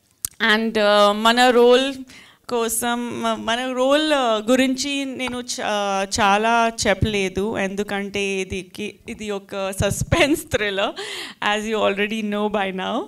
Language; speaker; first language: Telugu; non-native, fluent; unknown